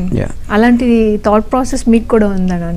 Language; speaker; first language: Telugu; native; Telugu